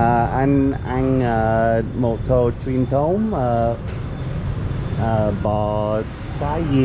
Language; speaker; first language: Vietnamese; non-native, learner; English